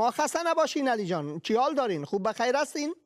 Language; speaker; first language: Persian; native; Persian